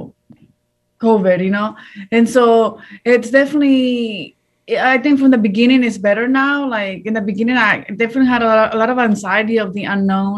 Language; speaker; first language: English; early bilingual, other home language; Spanish